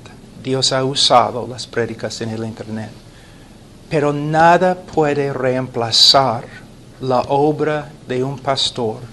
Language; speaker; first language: Spanish; non-native, fluent; English